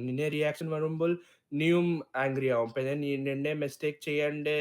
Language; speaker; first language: Malayalam; early bilingual, heritage; Malayalam